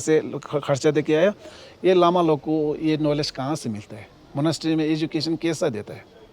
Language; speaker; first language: Hindi; non-native, local second language; Ladakhi